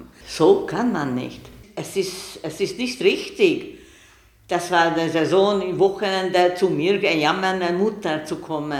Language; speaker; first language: German; non-native, learner; Hungarian